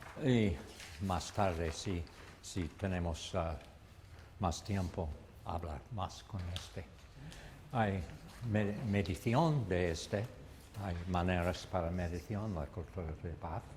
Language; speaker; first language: Spanish; non-native, learner; English